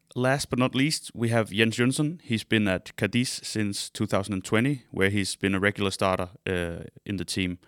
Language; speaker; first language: English; non-native, fluent; Danish